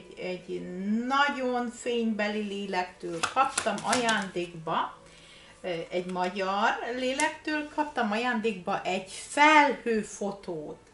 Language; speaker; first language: Hungarian; non-native, fluent; German